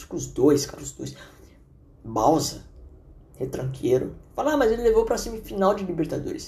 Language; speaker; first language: Portuguese; native; Portuguese